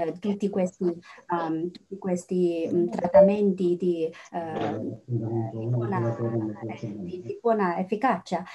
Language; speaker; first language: Italian; non-native, fluent; Chinese